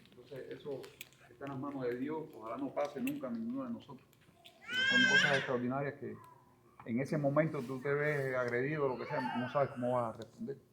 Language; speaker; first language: Spanish; native; Spanish